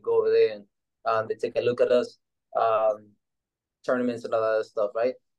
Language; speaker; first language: English; native; English